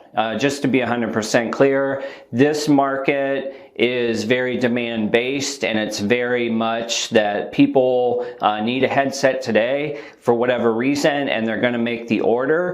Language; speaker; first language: English; native; English